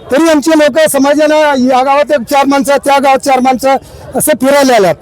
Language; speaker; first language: Marathi; non-native, local second language; Lambadi